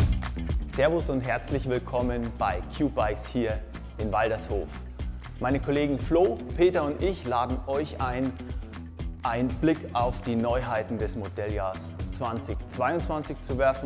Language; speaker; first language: German; native; German